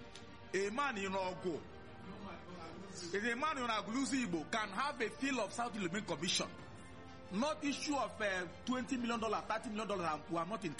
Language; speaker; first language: English; non-native, local second language; Igbo